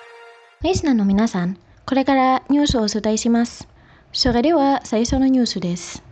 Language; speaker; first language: Japanese; non-native, fluent; Indonesian